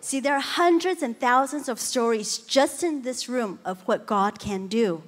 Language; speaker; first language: English; early bilingual, other home language; Chinese